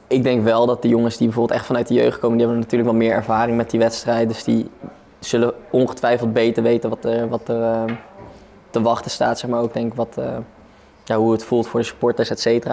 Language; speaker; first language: Dutch; native; Dutch